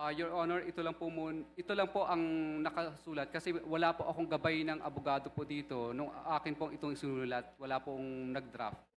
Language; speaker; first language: Filipino; non-native, local second language; Cebuano